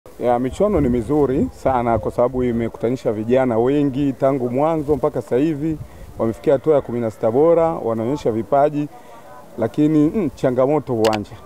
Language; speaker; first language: Swahili; native; Swahili